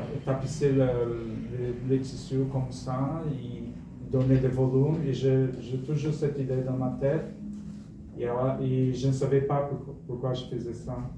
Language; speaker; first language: French; non-native, fluent; Portuguese